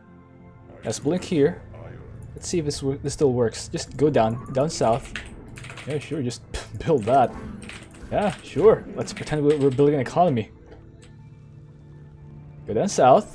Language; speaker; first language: English; native; English